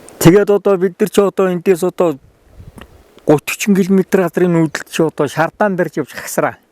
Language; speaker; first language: Mongolian; native; Mongolian